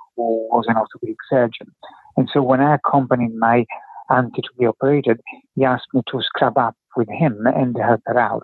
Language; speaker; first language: English; non-native, fluent; Italian